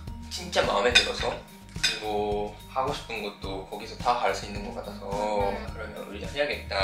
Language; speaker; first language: Korean; non-native, fluent; Japanese